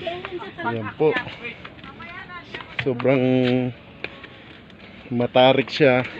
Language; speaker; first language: Filipino; native; Filipino